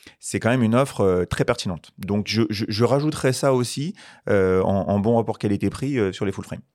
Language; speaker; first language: French; native; French